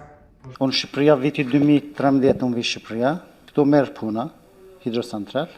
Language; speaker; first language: Albanian; non-native, learner; Turkish